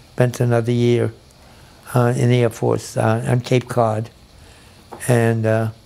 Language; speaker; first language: English; native; English